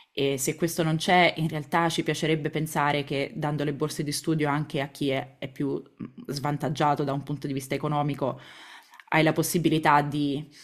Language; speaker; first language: Italian; native; Italian